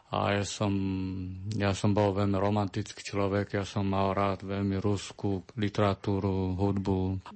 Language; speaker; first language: Slovak; non-native, learner; Chinese